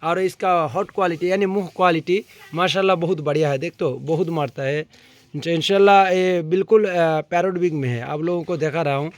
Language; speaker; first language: Hindi; non-native, local second language; Bangla